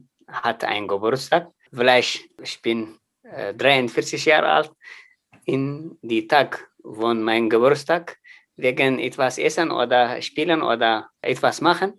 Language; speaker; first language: German; non-native, learner; Tigrinya